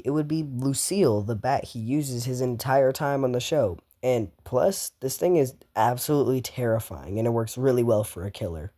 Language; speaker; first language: English; native; English